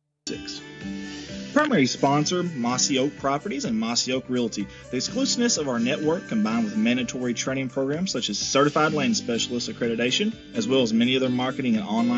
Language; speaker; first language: English; native; English